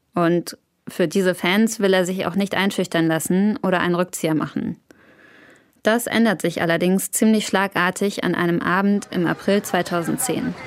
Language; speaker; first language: German; native; German